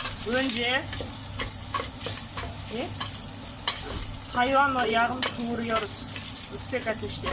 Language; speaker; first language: Turkish; non-native, fluent; Kazakh